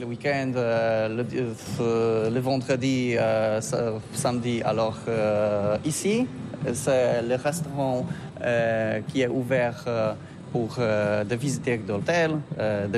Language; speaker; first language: French; non-native, learner; Polish